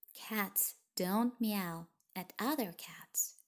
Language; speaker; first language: English; non-native, fluent; Russian